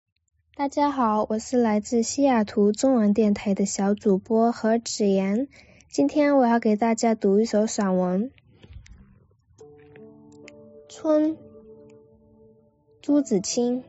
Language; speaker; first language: Chinese; early bilingual, other home language; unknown